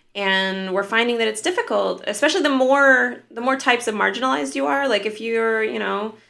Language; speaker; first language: English; native; English